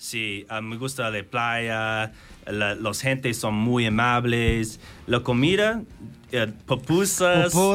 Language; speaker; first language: Spanish; non-native, learner; English